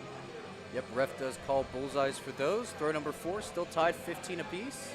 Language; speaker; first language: English; native; English